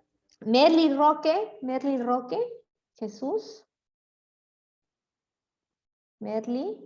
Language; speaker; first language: Spanish; native; Spanish